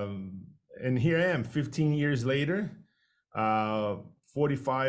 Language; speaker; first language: English; non-native, fluent; Portuguese